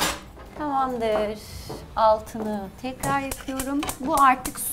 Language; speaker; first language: Turkish; native; Turkish